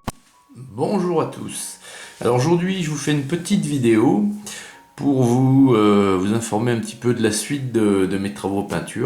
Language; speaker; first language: French; native; French